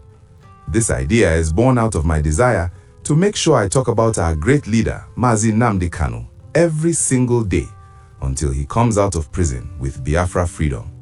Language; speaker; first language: English; non-native, local second language; Igbo